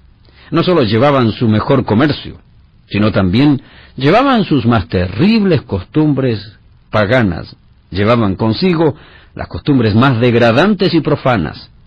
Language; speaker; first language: Spanish; native; Spanish